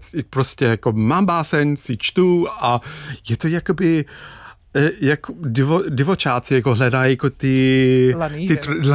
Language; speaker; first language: Czech; non-native, fluent; English